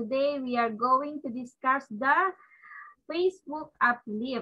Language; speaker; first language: English; non-native, local second language; Filipino